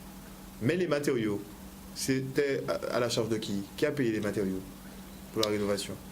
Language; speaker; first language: French; native; French